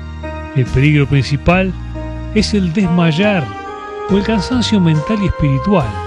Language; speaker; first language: Spanish; native; Spanish